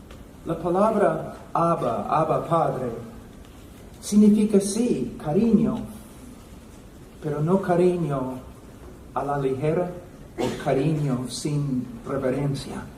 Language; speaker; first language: Spanish; non-native, fluent; English